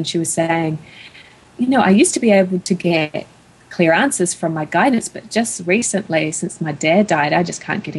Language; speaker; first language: English; native; English